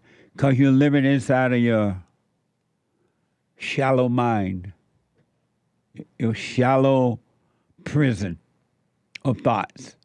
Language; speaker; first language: English; native; English